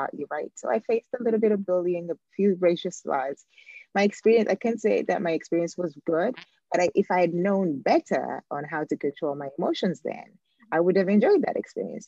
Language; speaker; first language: English; non-native, local second language; Ganda